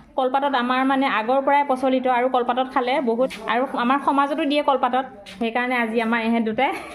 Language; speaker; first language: Assamese; native; Assamese